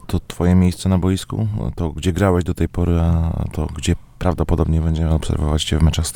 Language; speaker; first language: Polish; native; Polish